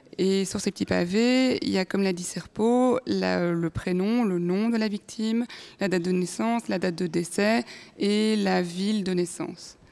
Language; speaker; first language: French; native; French